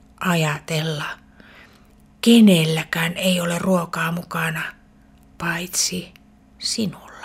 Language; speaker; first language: Finnish; native; Finnish